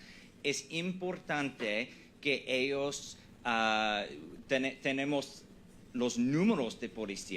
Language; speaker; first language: Spanish; non-native, fluent; English